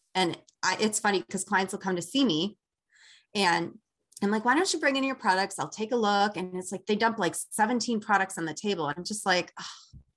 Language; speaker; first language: English; native; English